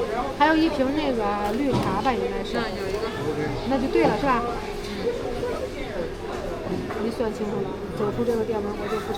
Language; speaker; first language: Chinese; native; Chinese